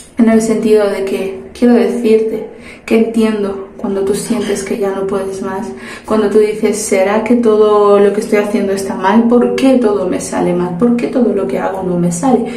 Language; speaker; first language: Spanish; early bilingual, other home language; Portuguese